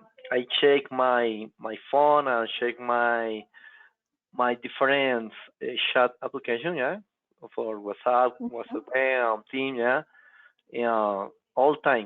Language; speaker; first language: English; non-native, local second language; Spanish